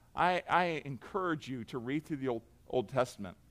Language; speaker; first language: English; native; English